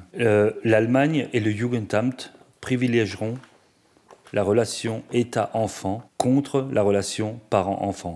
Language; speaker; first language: French; native; French